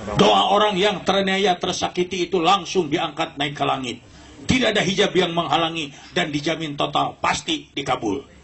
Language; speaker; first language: Indonesian; non-native, local second language; Sundanese